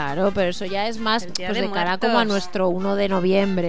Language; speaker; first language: Spanish; native; Spanish